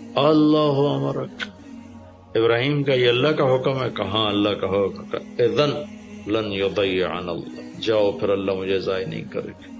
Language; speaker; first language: Urdu; non-native, local second language; Punjabi